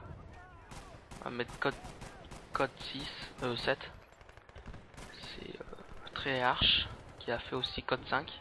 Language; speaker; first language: French; native; French